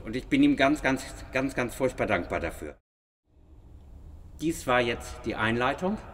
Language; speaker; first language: German; native; German